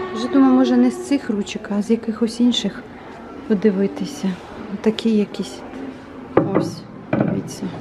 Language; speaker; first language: Ukrainian; native; Ukrainian